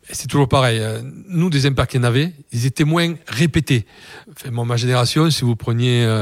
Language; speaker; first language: French; native; French